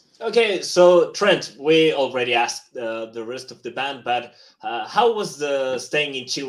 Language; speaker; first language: English; non-native, fluent; Spanish